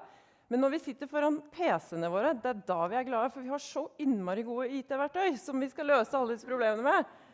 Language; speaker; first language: Norwegian; native; Norwegian